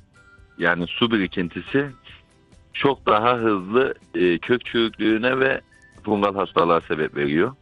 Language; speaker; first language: Turkish; native; Turkish